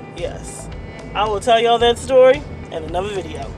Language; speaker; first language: English; native; English